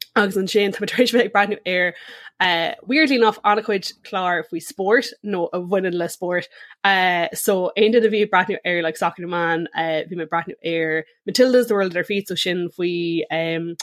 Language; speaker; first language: Irish; non-native, local second language; English